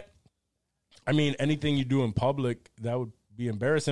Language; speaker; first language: English; early bilingual, other home language; Spanish